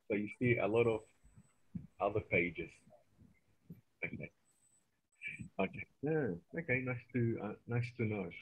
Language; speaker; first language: English; non-native, fluent; Spanish